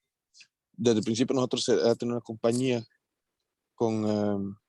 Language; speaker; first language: Spanish; native; Spanish